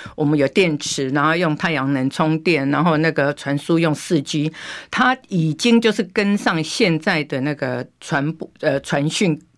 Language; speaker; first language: Chinese; native; Chinese